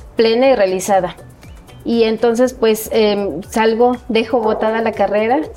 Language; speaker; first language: Spanish; native; Spanish